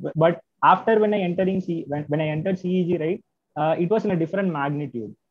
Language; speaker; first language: English; non-native, local second language; Tamil